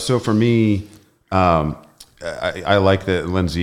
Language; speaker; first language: English; native; English